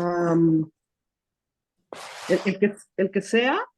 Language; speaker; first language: Spanish; native; Spanish